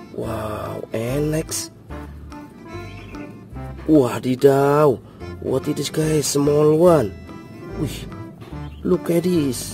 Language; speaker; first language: English; non-native, learner; Indonesian